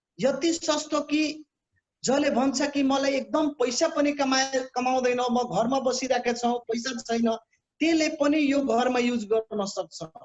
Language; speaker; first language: Nepali; non-native, local second language; Bhojpuri